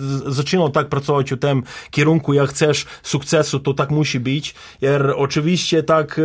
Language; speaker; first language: Polish; non-native, learner; Serbian